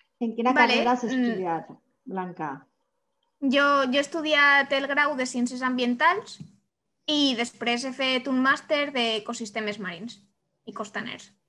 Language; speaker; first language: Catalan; native; Catalan